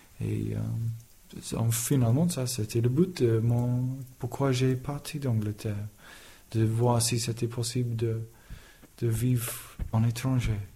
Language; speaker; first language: French; non-native, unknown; English